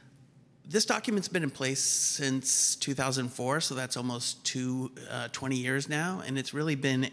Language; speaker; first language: English; native; English